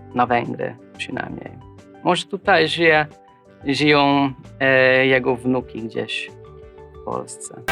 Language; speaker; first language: Polish; non-native, fluent; Hungarian